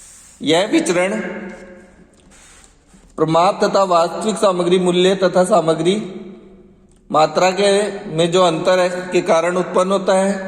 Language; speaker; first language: Hindi; native; Hindi